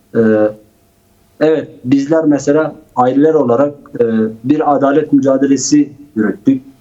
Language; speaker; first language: Turkish; non-native, local second language; Kurdish